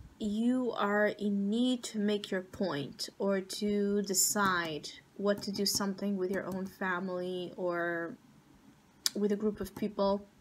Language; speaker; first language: English; non-native, fluent; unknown